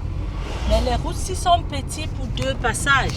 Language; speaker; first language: French; non-native, fluent; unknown